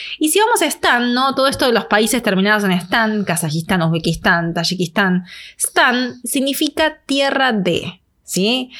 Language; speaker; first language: Spanish; native; Spanish